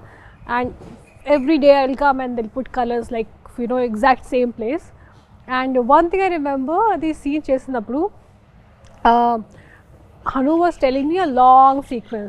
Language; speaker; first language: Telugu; non-native, fluent; Hindi